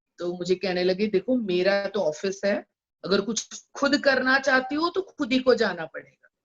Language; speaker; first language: Hindi; non-native, local second language; Gujarati